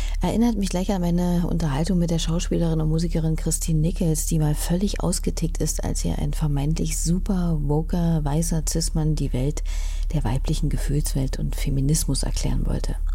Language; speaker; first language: German; native; German